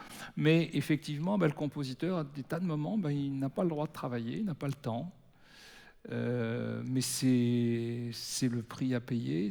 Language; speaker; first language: French; native; French